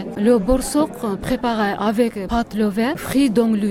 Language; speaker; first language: French; non-native, learner; Kyrgyz